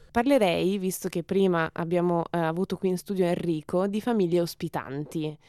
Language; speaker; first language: Italian; native; Italian